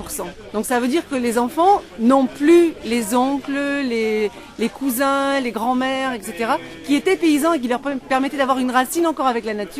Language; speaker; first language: French; native; French